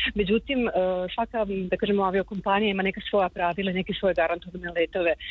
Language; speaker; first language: Serbian; native; Serbian